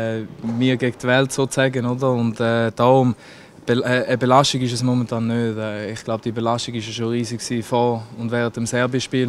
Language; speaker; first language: German; native; German